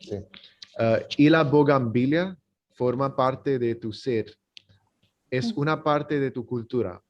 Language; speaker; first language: Spanish; non-native, learner; English